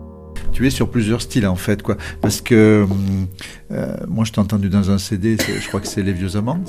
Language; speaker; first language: French; native; French